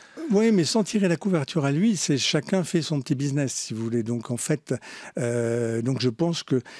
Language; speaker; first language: French; native; French